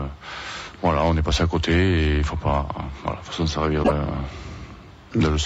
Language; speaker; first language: French; native; French